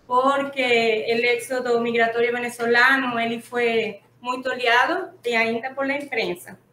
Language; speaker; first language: Portuguese; non-native, fluent; Spanish